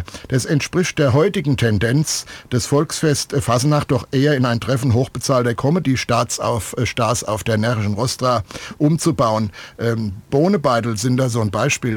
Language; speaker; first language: German; native; German